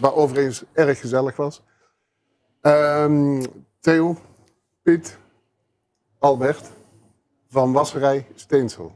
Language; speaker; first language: Dutch; native; Dutch